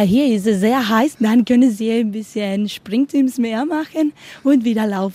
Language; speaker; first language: German; non-native, learner; Spanish